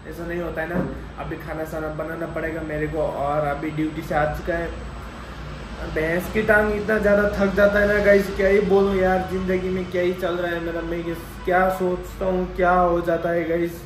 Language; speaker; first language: Hindi; non-native, local second language; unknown